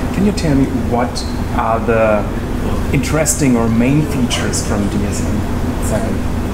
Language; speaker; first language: English; non-native, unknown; German